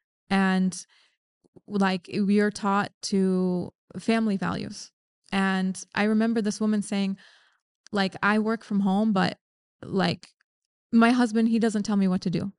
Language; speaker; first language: English; native; English